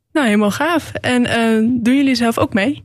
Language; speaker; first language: Dutch; native; Dutch